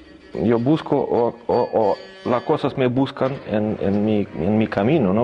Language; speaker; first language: Spanish; non-native, learner; Russian